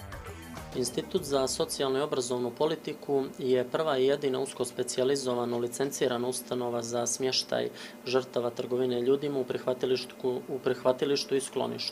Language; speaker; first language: Serbian; native; Serbian